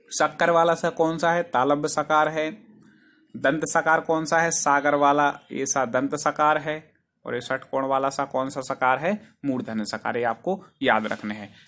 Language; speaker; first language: Hindi; native; Hindi